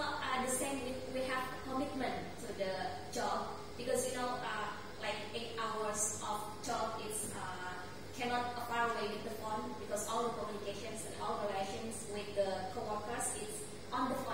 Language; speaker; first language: English; non-native, learner; Indonesian